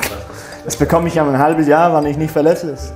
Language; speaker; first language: German; non-native, learner; French